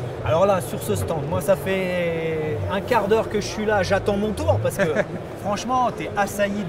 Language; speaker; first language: French; native; French